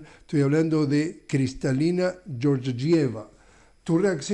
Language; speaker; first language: Spanish; native; Spanish